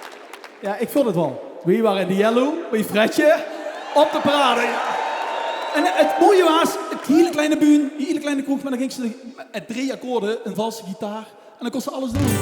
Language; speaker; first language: Dutch; native; Dutch